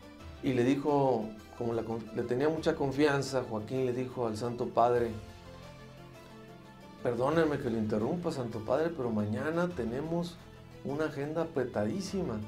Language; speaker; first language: Spanish; native; Spanish